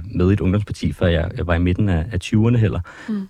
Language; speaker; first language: Danish; native; Danish